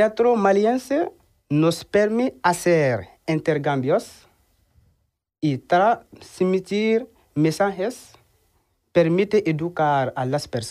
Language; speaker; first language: Spanish; non-native, learner; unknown